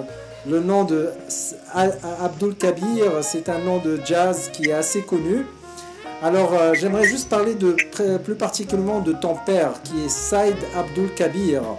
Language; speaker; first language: French; native; French